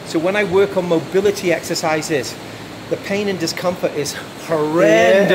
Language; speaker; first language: English; native; English